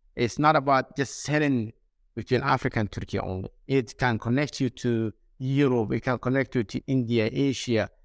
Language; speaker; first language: English; non-native, fluent; Somali